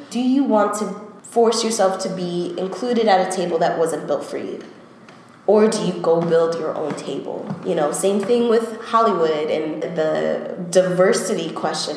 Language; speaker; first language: English; early bilingual, other home language; Spanish